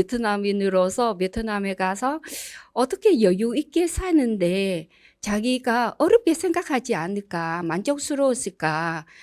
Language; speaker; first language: Korean; non-native, learner; Vietnamese